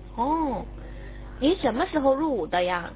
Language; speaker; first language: Chinese; native; Chinese